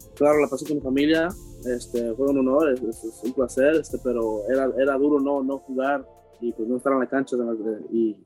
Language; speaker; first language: Spanish; early bilingual, heritage; Spanish